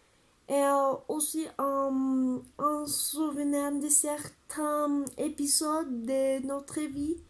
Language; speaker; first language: French; non-native, learner; Spanish